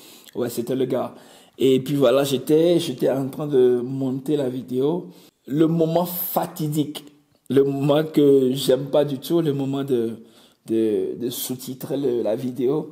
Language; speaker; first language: French; non-native, local second language; Ewe